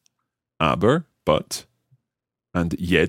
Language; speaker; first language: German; non-native, learner; English